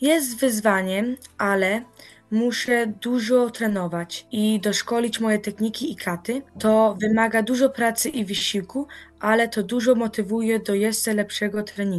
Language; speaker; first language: Polish; early bilingual, heritage; Polish